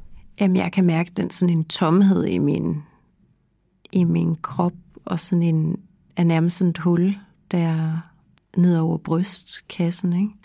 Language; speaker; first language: Danish; native; Danish